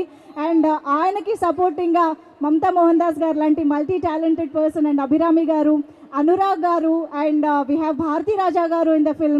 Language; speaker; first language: Telugu; native; Telugu